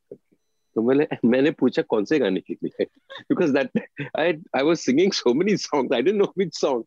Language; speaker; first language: English; non-native, local second language; Tamil